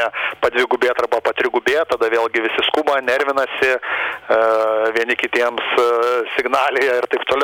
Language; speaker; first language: Lithuanian; native; Lithuanian